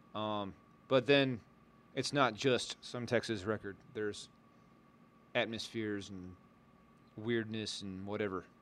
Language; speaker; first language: English; native; English